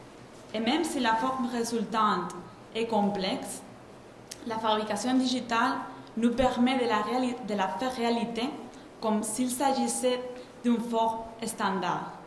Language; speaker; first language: French; non-native, fluent; Spanish